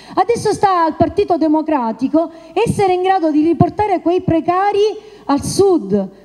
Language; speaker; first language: Italian; native; Italian